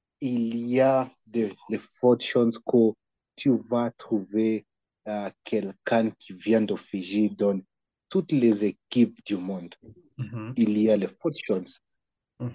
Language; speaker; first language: French; non-native, learner; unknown